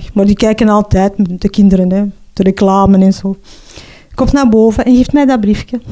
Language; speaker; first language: Dutch; non-native, local second language; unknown